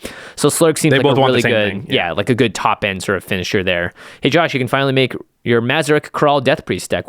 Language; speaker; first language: English; native; English